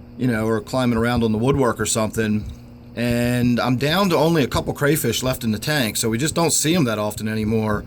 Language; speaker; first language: English; native; English